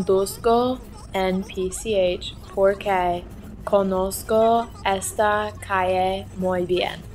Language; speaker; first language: Spanish; non-native, learner; English